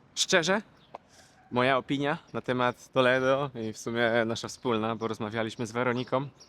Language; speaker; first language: Polish; native; Polish